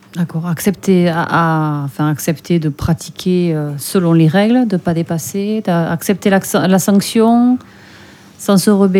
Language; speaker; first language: French; native; French